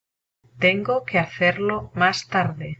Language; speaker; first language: Spanish; non-native, learner; English